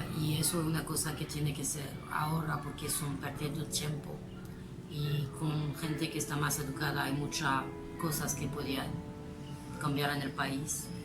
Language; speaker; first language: Spanish; non-native, fluent; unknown